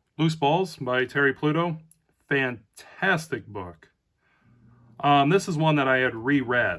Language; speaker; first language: English; native; English